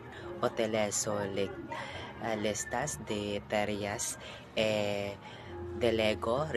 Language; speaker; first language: Spanish; non-native, learner; Cebuano